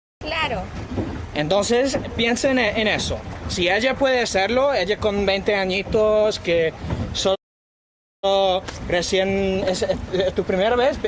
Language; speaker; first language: Spanish; non-native, fluent; English